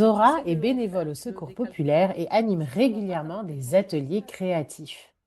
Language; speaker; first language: French; native; French